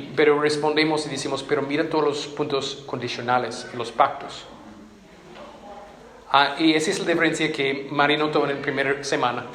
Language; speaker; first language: Spanish; non-native, fluent; English